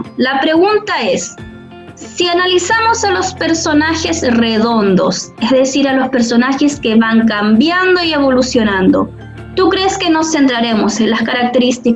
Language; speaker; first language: Spanish; native; Spanish